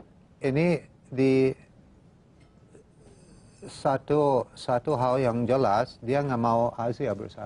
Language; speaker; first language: Indonesian; non-native, fluent; English